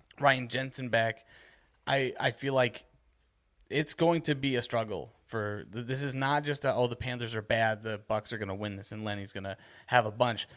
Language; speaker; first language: English; native; English